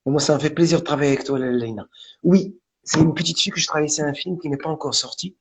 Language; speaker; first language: French; non-native, local second language; Arabic